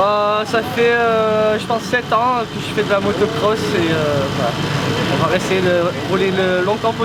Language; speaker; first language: French; non-native, local second language; Dutch